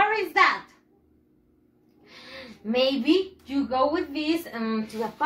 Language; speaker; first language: English; non-native, fluent; Spanish